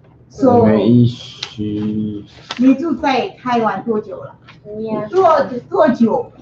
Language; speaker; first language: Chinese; non-native, learner; Swahili